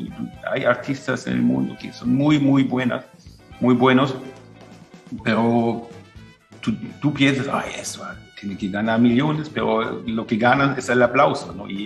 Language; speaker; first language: Spanish; non-native, fluent; German